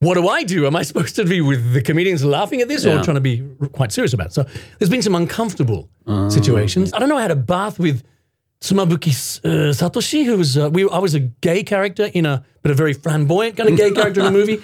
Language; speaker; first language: English; native; English